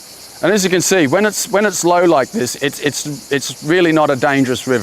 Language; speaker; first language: English; native; English